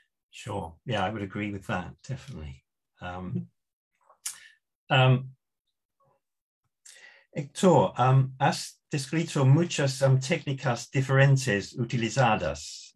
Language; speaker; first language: English; native; English